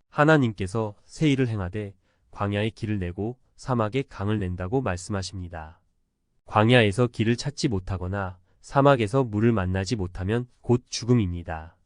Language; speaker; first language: Korean; native; Korean